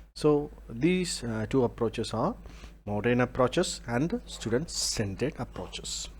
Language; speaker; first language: English; non-native, local second language; Malayalam